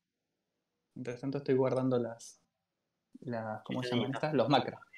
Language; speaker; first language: Spanish; native; Spanish